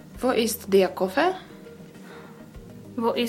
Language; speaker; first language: German; non-native, learner; Russian